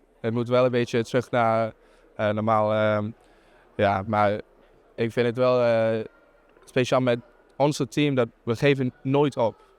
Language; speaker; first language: Dutch; non-native, fluent; English